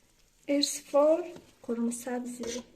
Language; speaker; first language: English; non-native, learner; Persian